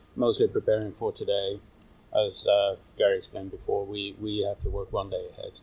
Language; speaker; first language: English; non-native, fluent; Swedish